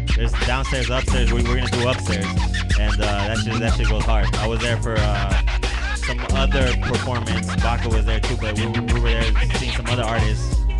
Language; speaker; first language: English; native; English